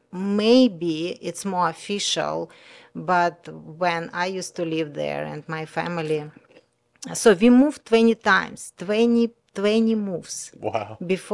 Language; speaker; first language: English; non-native, learner; Russian